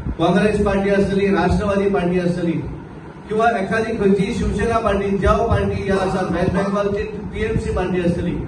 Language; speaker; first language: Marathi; non-native, local second language; Konkani